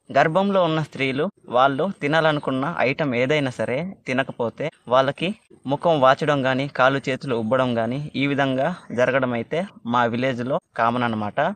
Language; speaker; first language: Telugu; non-native, local second language; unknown